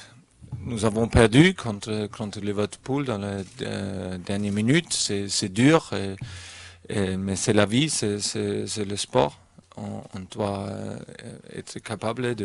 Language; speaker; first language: French; non-native, fluent; German